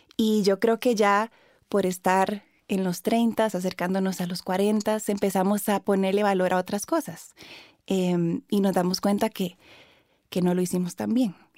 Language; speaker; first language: Spanish; native; Spanish